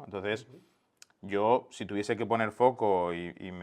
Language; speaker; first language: Spanish; native; Spanish